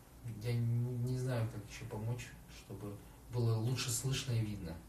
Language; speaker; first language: Russian; native; Russian